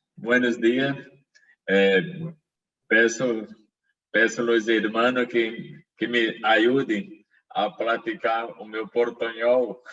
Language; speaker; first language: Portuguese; non-native, learner; Spanish